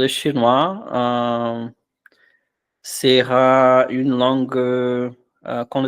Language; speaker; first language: French; non-native, fluent; Portuguese